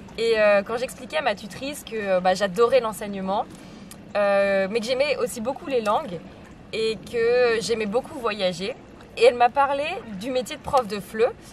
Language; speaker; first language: French; native; French